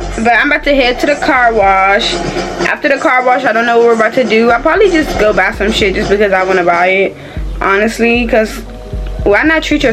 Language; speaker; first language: English; native; English